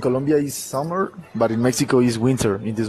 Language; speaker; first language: English; non-native, learner; Spanish